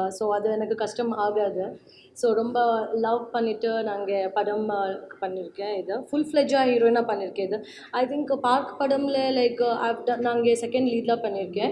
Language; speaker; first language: Tamil; non-native, learner; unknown